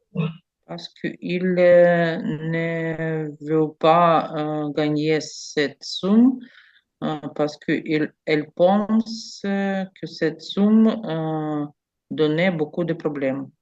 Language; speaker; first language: French; non-native, learner; Ukrainian